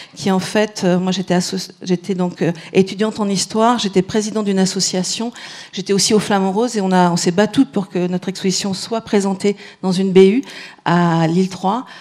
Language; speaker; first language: French; native; French